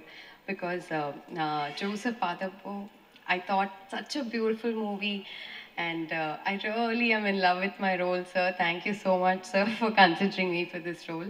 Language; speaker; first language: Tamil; non-native, learner; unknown